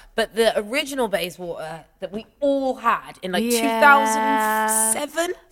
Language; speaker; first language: English; native; English